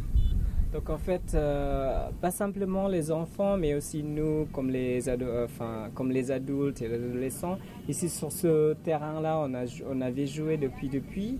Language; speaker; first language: French; non-native, fluent; Indonesian